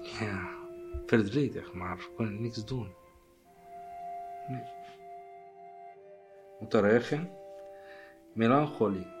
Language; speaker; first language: Dutch; non-native, learner; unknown